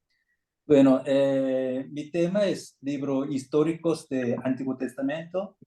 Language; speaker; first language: Spanish; non-native, fluent; Korean